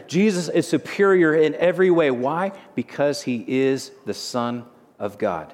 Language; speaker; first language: English; native; English